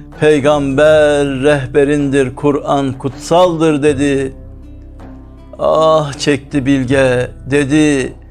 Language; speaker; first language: Turkish; native; Turkish